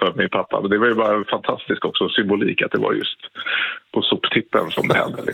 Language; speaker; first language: Swedish; native; Swedish